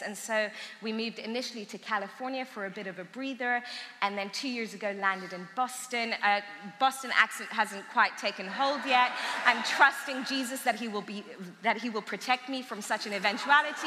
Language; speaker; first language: English; early bilingual, other home language; Armenian